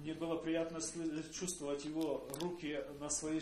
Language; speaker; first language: Polish; non-native, learner; Russian